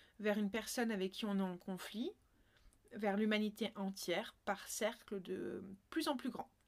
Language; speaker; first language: French; native; French